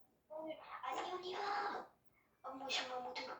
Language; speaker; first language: French; native; French